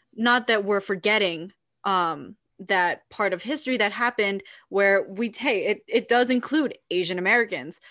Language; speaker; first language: English; early bilingual, other home language; Filipino